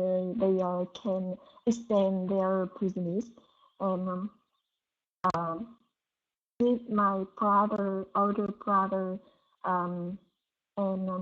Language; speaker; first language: English; non-native, learner; Vietnamese